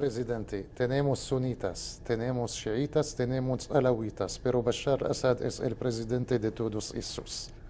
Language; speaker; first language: Portuguese; non-native, fluent; Spanish